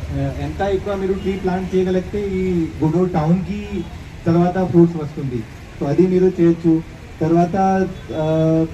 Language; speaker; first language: Telugu; non-native, fluent; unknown